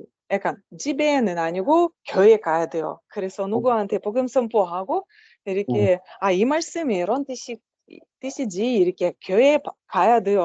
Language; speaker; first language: Korean; non-native, learner; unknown